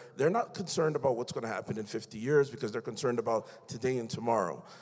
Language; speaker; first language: English; native; English